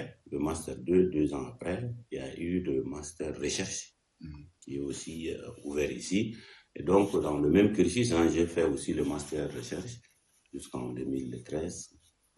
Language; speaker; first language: French; non-native, local second language; Arabic